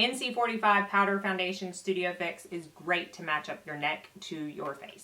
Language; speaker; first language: English; native; English